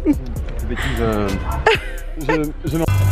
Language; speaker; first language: French; native; French